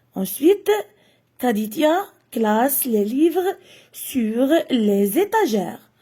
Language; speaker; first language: French; non-native, local second language; Arabic